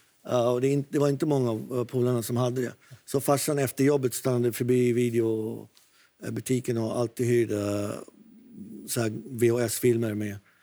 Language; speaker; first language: Swedish; non-native, fluent; Arabic